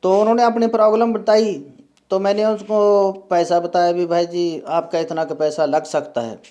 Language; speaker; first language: Hindi; non-native, local second language; Punjabi